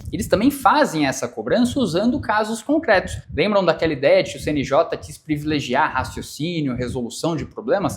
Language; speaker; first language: Portuguese; native; Portuguese